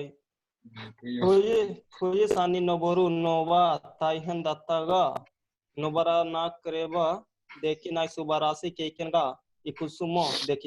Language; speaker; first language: Japanese; non-native, learner; Hindi